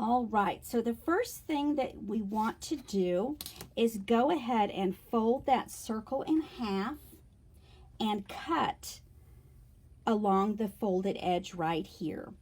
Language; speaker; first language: English; native; English